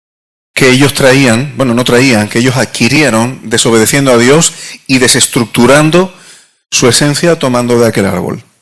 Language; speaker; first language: Spanish; native; Spanish